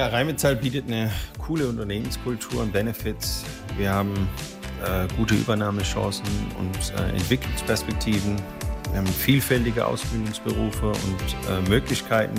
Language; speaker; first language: German; native; German